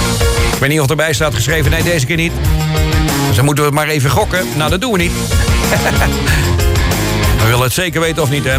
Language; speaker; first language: Dutch; native; Dutch